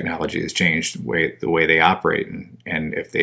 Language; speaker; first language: English; native; English